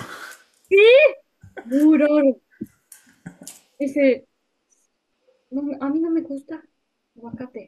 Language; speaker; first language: Spanish; non-native, learner; Japanese